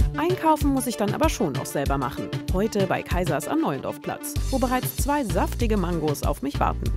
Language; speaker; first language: German; native; German